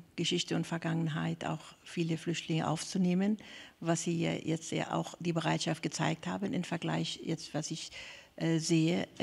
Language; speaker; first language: German; non-native, fluent; Persian